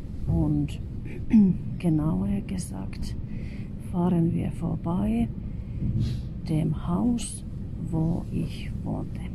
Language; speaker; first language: German; non-native, fluent; Finnish